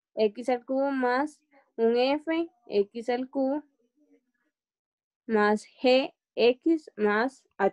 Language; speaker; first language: Spanish; native; Spanish